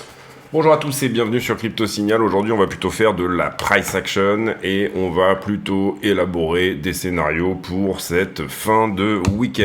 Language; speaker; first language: French; native; French